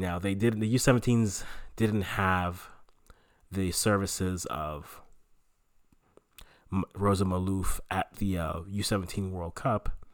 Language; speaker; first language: English; early bilingual, other home language; French